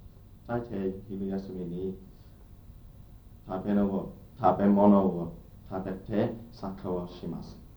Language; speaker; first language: Japanese; non-native, learner; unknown